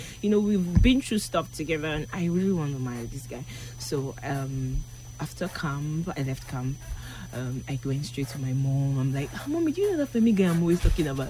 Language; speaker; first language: English; non-native, local second language; Igbo